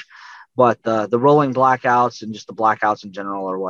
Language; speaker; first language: English; native; English